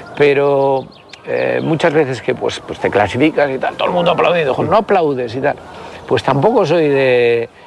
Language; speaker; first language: Spanish; native; Spanish